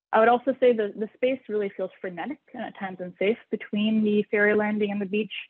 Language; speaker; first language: English; native; English